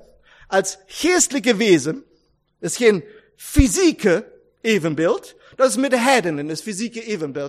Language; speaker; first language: Dutch; non-native, learner; German